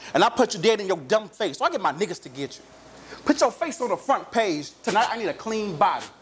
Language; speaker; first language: English; native; English